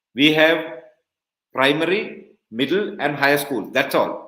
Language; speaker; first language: English; non-native, local second language; Tamil